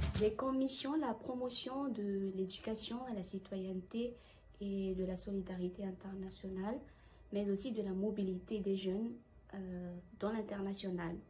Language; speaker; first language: French; non-native, local second language; Malagasy